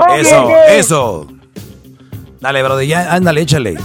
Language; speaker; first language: Spanish; native; Spanish